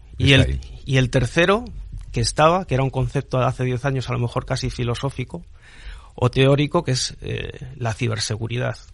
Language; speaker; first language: Spanish; native; Spanish